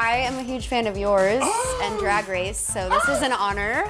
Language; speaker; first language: English; native; English